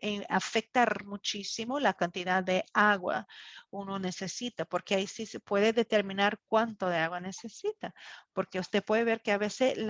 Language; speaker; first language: Spanish; non-native, fluent; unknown